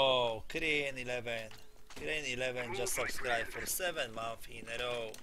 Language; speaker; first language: English; non-native, learner; Polish